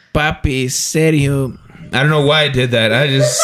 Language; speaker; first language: English; early bilingual, other home language; Spanish